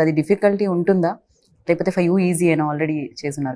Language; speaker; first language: Telugu; native; Telugu